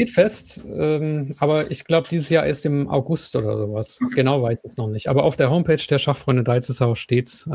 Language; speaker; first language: German; native; German